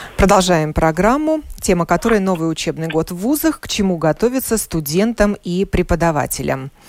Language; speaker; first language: Russian; native; Russian